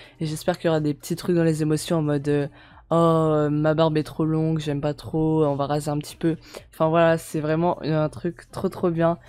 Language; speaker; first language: French; native; French